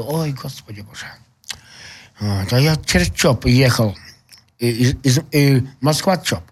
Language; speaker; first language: Russian; non-native, local second language; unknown